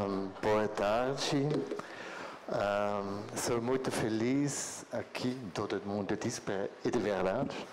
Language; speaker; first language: Portuguese; non-native, learner; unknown